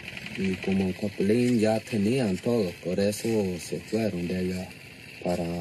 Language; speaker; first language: Spanish; non-native, local second language; Plautdietsch